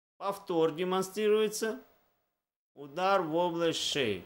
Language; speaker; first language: Russian; native; Russian